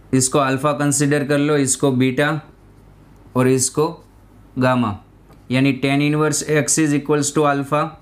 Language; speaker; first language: Hindi; non-native, local second language; Gujarati